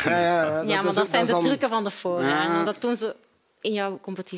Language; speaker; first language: Dutch; native; Dutch